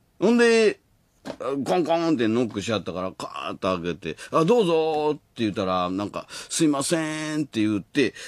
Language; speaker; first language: Japanese; native; Japanese